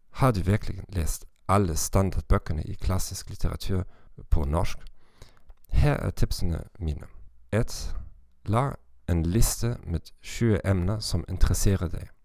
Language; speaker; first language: Norwegian; non-native, learner; German